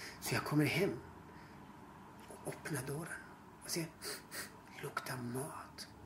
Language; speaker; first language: Swedish; non-native, fluent; Persian